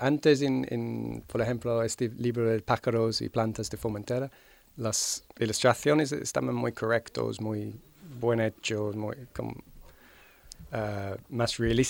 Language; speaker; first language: Spanish; non-native, fluent; English